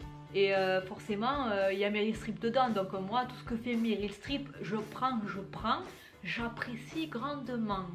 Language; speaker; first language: French; native; French